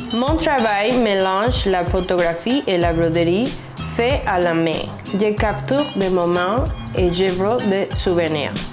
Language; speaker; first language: French; non-native, learner; Spanish